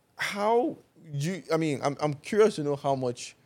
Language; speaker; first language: English; non-native, local second language; Yoruba